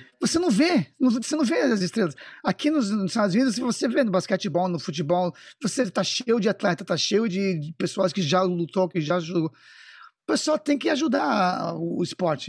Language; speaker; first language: Portuguese; non-native, fluent; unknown